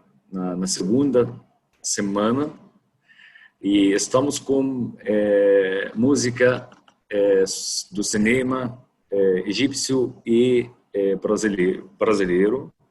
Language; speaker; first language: Portuguese; non-native, fluent; Arabic